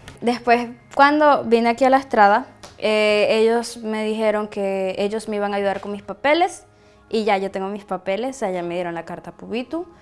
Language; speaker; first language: Spanish; native; Spanish